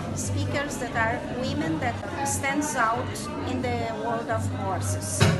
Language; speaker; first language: English; non-native, fluent; Portuguese